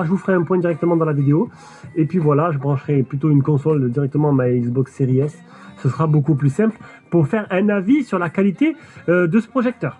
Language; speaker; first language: French; native; French